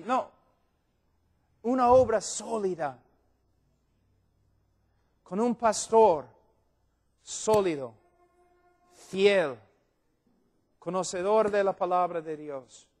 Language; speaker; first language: Spanish; non-native, fluent; English